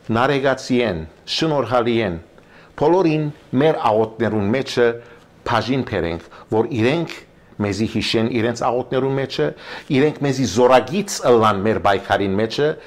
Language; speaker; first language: Armenian; early bilingual, heritage; Armenian